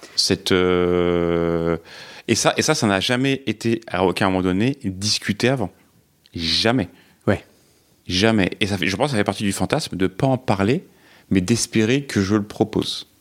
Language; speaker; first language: French; native; French